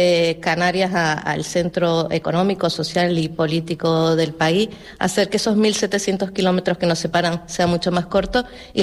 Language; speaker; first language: Spanish; native; Spanish